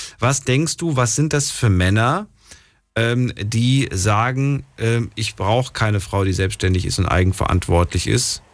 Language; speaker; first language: German; native; German